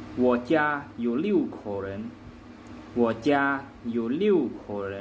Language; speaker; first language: Chinese; non-native, learner; Lao